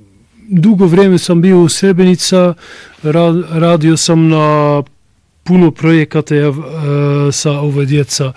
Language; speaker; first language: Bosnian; non-native, learner; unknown